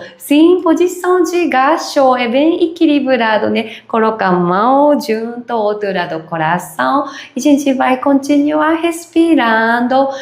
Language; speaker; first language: Portuguese; non-native, learner; Japanese